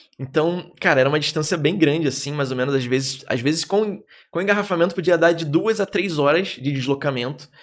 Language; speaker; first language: Portuguese; native; Portuguese